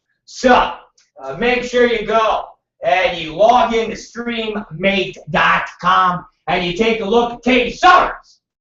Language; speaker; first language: English; native; English